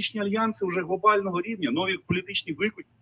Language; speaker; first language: Ukrainian; native; Ukrainian